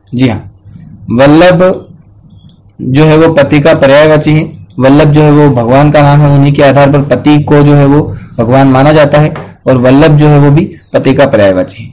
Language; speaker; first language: Hindi; native; Hindi